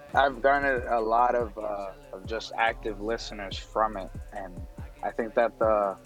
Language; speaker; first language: English; non-native, fluent; Spanish